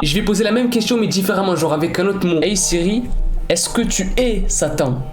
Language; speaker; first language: French; native; French